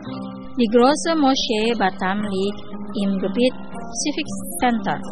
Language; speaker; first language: German; non-native, fluent; Indonesian